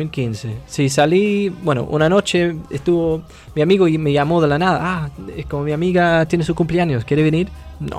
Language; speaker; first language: Spanish; non-native, fluent; English